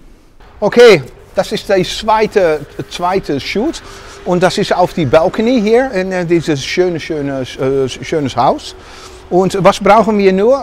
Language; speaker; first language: German; non-native, learner; Dutch